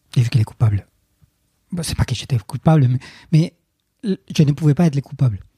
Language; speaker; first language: French; non-native, fluent; Spanish